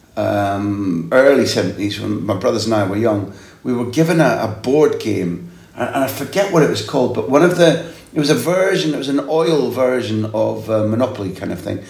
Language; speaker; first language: English; native; English